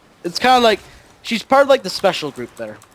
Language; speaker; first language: English; native; English